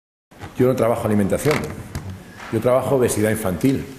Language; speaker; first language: Spanish; native; Spanish